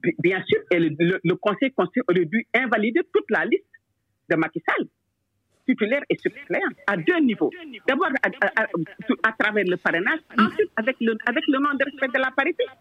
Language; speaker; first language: French; non-native, local second language; Wolof